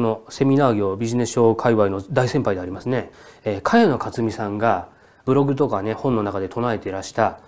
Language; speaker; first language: Japanese; native; Japanese